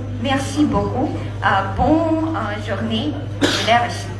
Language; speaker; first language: French; non-native, learner; Russian